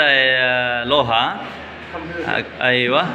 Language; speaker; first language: Arabic; non-native, learner; Urdu